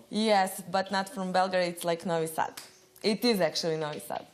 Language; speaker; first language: English; non-native, learner; Serbian